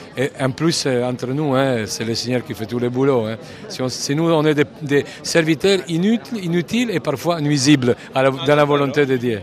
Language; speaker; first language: French; non-native, fluent; Italian